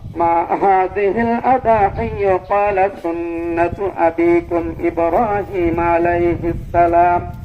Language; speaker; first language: Arabic; non-native, fluent; Bangla